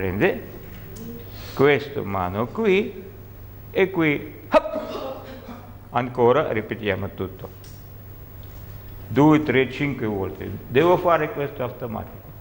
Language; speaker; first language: Italian; non-native, learner; Russian